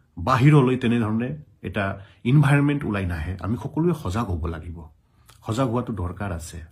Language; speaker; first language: Assamese; non-native, local second language; Hindi